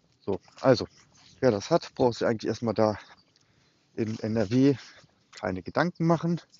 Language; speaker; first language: German; native; German